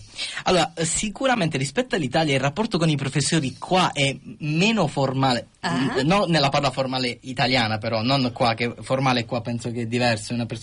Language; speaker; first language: Italian; native; Italian